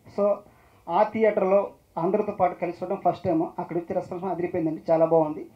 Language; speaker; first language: Telugu; native; Telugu